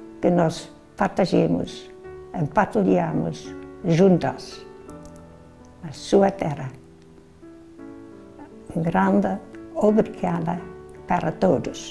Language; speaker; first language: Portuguese; non-native, learner; Dutch